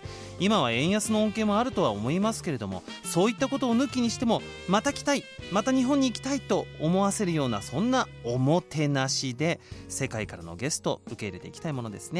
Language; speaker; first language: Japanese; native; Japanese